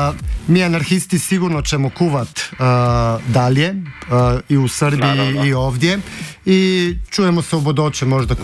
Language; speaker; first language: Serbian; non-native, fluent; Slovenian